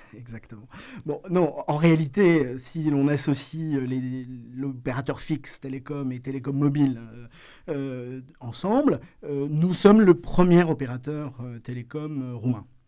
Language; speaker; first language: French; native; French